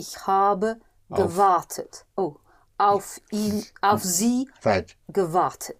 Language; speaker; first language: German; non-native, learner; English